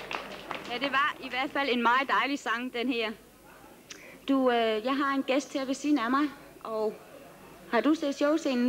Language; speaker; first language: Danish; native; Danish